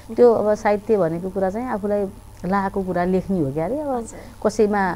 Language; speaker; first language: Nepali; native; Nepali